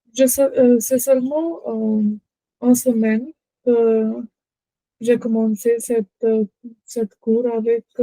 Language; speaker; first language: French; non-native, learner; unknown